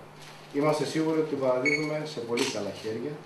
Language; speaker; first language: Greek; native; Greek